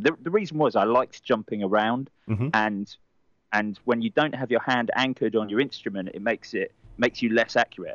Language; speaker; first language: English; native; English